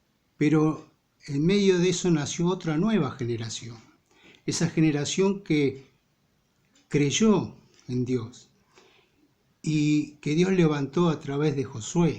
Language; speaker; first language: Spanish; native; Spanish